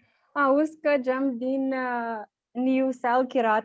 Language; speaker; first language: Hindi; non-native, learner; Russian